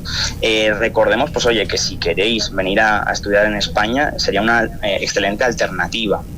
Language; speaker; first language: Spanish; native; Spanish